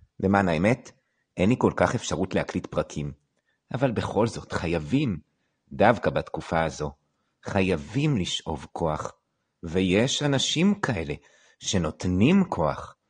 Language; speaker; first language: Hebrew; native; Hebrew